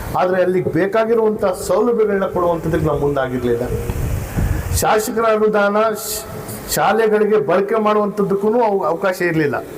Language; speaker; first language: Kannada; non-native, local second language; Urdu